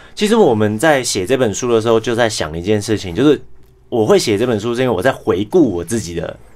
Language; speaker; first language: Chinese; non-native, local second language; English